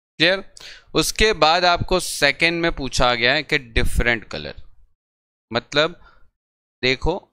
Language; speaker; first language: Hindi; non-native, local second language; Gujarati